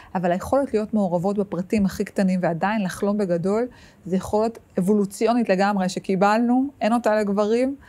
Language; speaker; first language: Hebrew; native; Hebrew